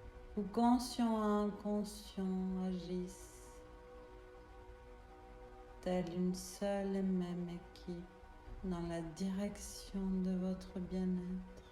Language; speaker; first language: French; native; French